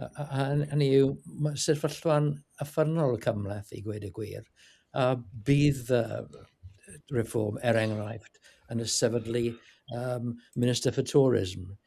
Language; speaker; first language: Welsh; non-native, learner; English